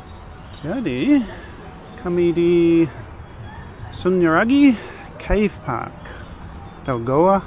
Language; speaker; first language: Indonesian; non-native, learner; English